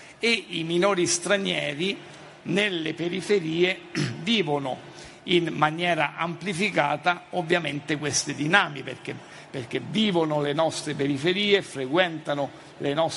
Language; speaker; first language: Italian; native; Italian